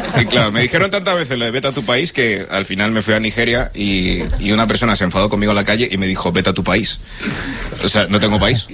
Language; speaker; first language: Spanish; early bilingual, other home language; English